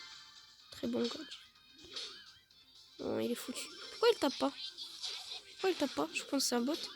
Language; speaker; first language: French; native; French